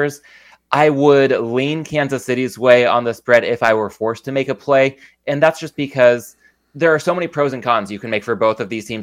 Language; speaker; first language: English; native; English